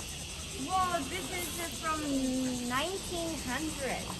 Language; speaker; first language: English; non-native, fluent; Japanese